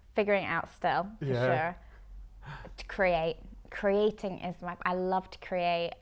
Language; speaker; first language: English; native; English